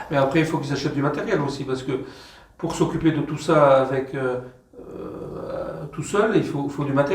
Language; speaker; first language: French; native; French